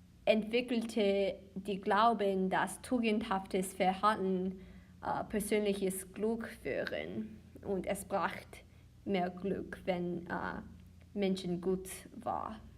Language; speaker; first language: German; non-native, learner; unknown